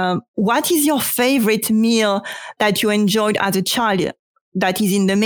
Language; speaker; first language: English; non-native, fluent; French